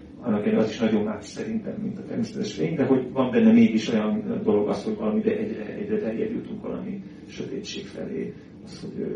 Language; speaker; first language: Hungarian; native; Hungarian